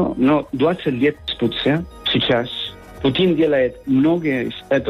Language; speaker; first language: Russian; non-native, learner; Spanish